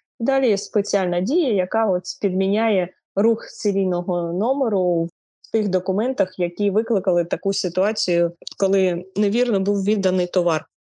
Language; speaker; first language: Ukrainian; non-native, local second language; Russian